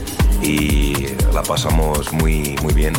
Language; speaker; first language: Spanish; non-native, learner; French